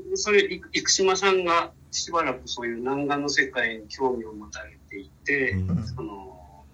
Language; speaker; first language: Japanese; native; Japanese